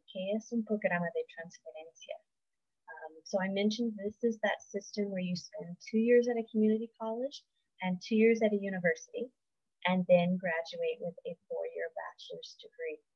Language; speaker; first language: English; native; English